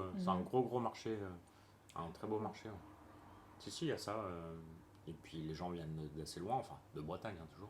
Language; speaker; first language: French; native; French